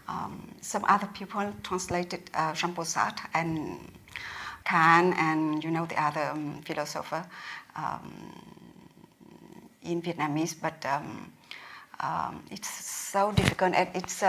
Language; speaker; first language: English; non-native, learner; Vietnamese